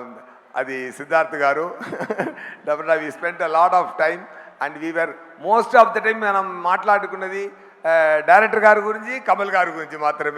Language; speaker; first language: Telugu; non-native, learner; Tamil